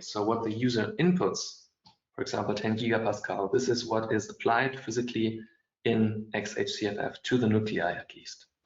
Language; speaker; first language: English; non-native, fluent; German